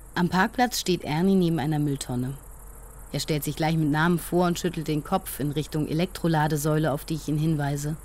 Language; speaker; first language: German; native; German